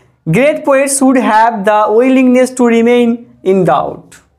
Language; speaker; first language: English; non-native, local second language; Bangla